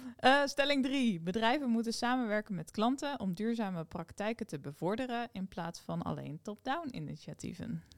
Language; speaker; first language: Dutch; native; Dutch